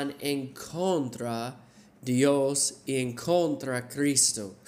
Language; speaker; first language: Spanish; non-native, fluent; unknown